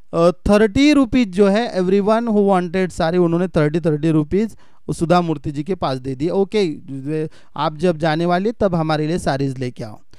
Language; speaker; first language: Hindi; non-native, local second language; Marathi